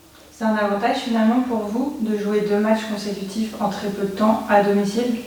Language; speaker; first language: French; native; French